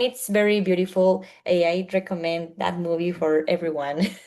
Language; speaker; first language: English; non-native, learner; Spanish